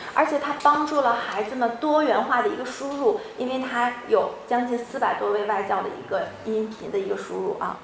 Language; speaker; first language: Chinese; native; Chinese